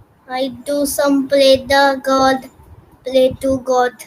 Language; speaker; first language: English; non-native, learner; Hindi